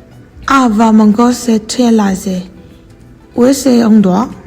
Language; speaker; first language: French; non-native, learner; Korean